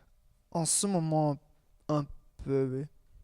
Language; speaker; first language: French; non-native, learner; Dutch